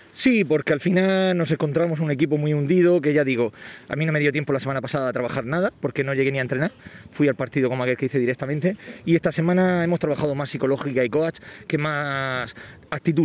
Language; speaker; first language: Spanish; native; Spanish